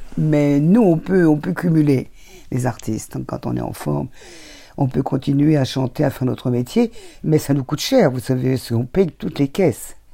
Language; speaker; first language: French; native; French